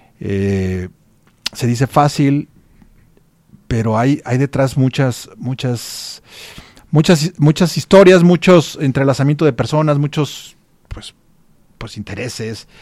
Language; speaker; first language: Spanish; native; Spanish